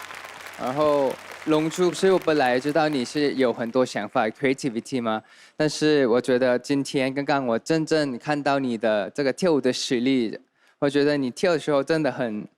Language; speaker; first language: Chinese; non-native, learner; English